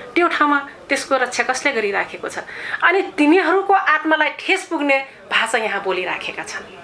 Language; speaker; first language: Nepali; non-native, local second language; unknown